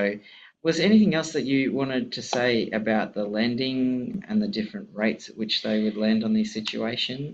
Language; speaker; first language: English; native; English